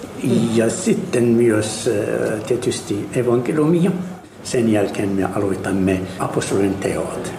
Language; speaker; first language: Finnish; non-native, fluent; Arabic